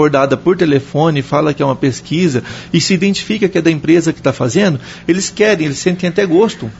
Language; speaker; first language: Portuguese; native; Portuguese